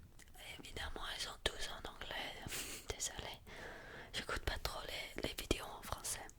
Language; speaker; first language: French; early bilingual, heritage; French